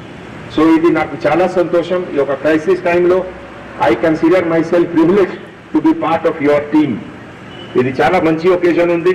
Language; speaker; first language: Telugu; non-native, local second language; Hindi